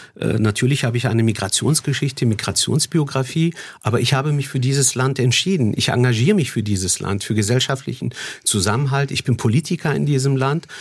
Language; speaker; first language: German; early bilingual, other home language; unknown